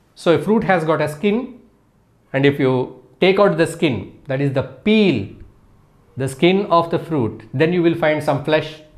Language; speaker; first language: English; non-native, local second language; Telugu